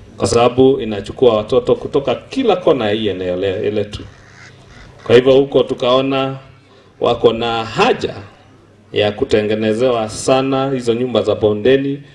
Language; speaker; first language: Swahili; non-native, local second language; Kikuyu